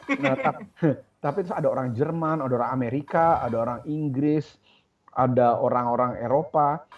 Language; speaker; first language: Indonesian; native; Indonesian